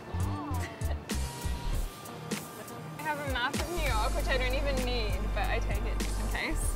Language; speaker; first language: English; native; English